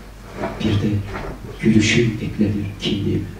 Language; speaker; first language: Turkish; native; Turkish